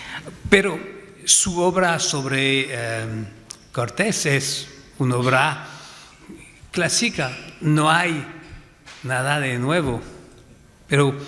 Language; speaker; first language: Spanish; non-native, fluent; French